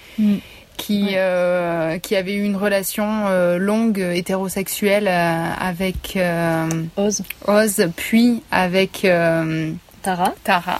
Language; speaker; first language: French; native; French